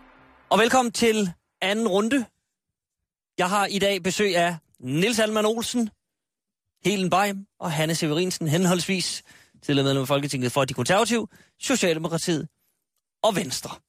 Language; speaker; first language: Danish; native; Danish